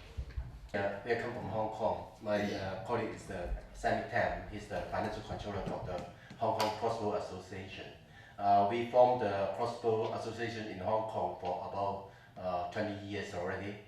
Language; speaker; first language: English; non-native, local second language; Cantonese